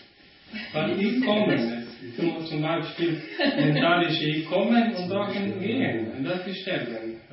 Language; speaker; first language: German; non-native, learner; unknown